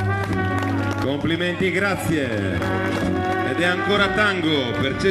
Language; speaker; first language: Italian; native; Italian